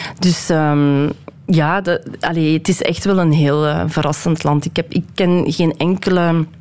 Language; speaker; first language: Dutch; early bilingual, other home language; Persian